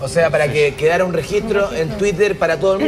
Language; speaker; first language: Spanish; native; Spanish